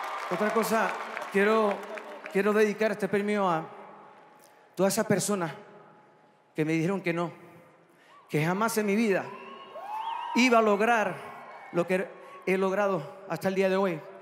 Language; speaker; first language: Spanish; early bilingual, heritage; Spanish